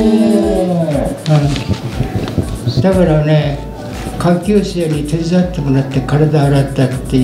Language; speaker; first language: Japanese; native; Japanese